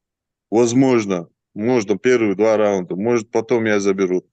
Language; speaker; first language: Russian; native; Russian